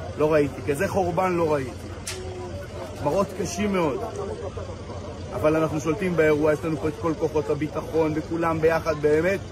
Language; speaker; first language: Hebrew; native; Hebrew